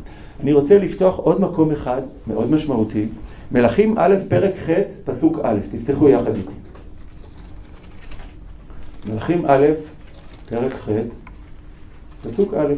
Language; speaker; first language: Hebrew; native; Hebrew